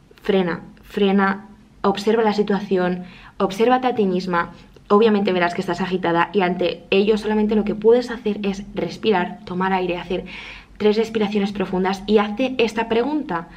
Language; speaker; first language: Spanish; native; Spanish